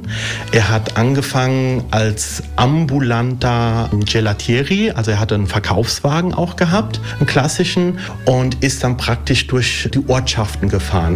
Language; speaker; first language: German; early bilingual, other home language; Italian